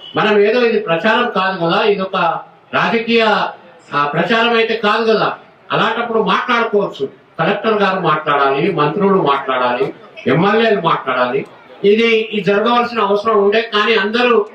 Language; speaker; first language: Telugu; non-native, local second language; Lambadi